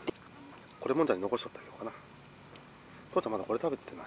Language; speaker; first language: Japanese; native; Japanese